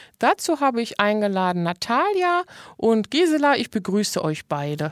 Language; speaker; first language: German; native; German